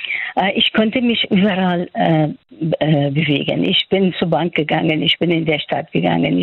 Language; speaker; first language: German; non-native, fluent; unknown